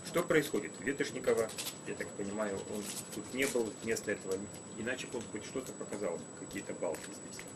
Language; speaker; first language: Russian; native; Russian